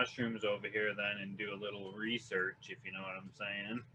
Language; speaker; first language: English; native; English